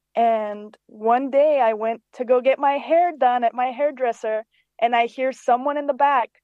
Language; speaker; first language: English; early bilingual, other home language; Greek